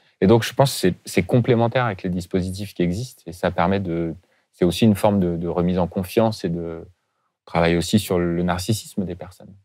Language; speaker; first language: French; native; French